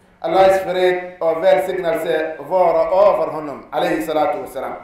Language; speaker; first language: Swedish; non-native, fluent; Arabic